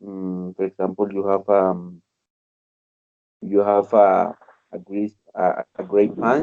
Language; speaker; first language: English; non-native, learner; Spanish